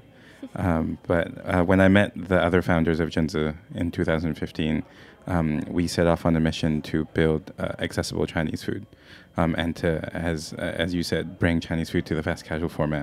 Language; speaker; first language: English; non-native, local second language; Cantonese